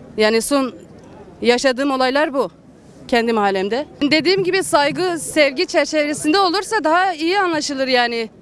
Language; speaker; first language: Turkish; non-native, local second language; Kurdish